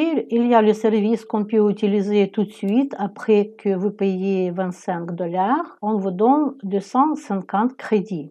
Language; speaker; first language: French; non-native, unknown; Ukrainian